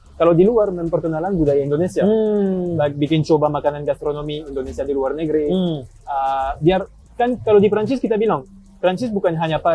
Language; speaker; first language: Indonesian; non-native, fluent; French